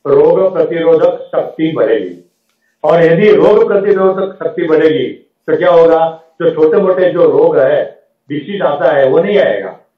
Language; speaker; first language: Hindi; non-native, local second language; Gujarati